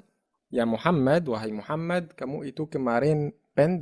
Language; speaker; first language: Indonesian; non-native, fluent; Arabic